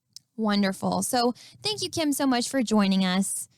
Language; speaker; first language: English; native; English